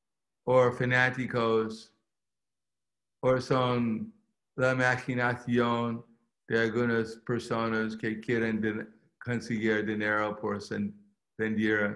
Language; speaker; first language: Spanish; non-native, fluent; English